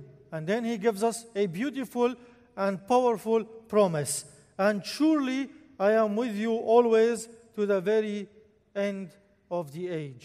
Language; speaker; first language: English; non-native, fluent; Arabic